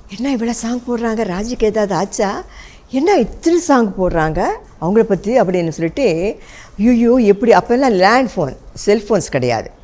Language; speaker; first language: Tamil; non-native, local second language; Telugu